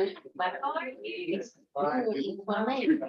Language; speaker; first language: English; non-native, learner; Slovak